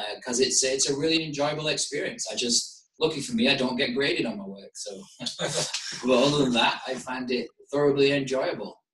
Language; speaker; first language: English; native; English